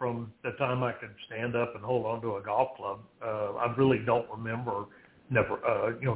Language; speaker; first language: English; native; English